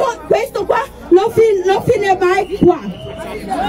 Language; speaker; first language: Italian; non-native, learner; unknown